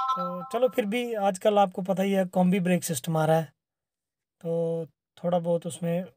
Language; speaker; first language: Hindi; native; Hindi